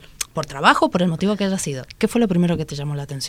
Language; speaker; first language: Spanish; native; Spanish